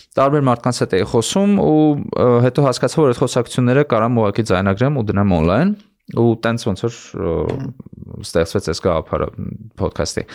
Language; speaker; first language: Armenian; native; Armenian